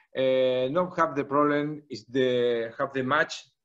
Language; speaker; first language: English; non-native, learner; Spanish